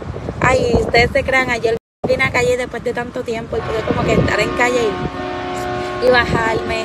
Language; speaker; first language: Spanish; native; Spanish